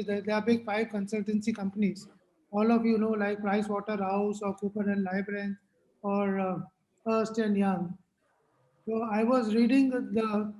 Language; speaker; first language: English; non-native, local second language; Hindi